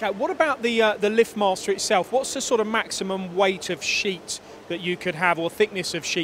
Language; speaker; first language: English; native; English